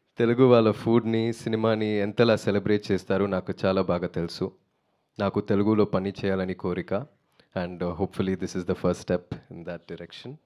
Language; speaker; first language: Telugu; non-native, learner; Tamil